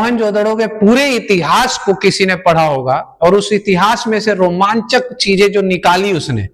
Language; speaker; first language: Hindi; native; Hindi